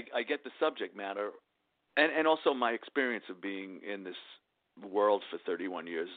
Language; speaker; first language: English; native; English